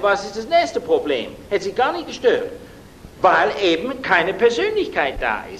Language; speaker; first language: German; non-native, fluent; English